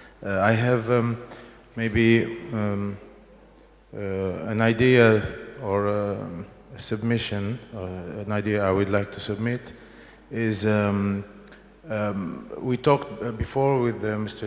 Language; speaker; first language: English; non-native, fluent; Arabic